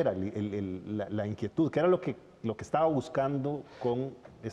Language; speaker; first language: Spanish; native; Spanish